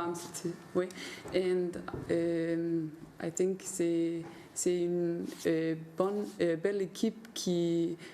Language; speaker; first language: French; non-native, learner; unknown